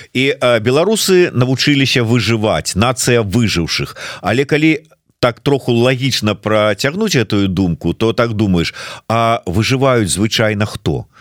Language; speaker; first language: Belarusian; native; Belarusian